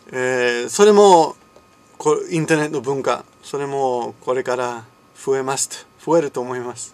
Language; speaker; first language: Japanese; non-native, fluent; English